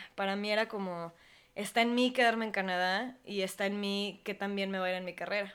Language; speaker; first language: Spanish; native; Spanish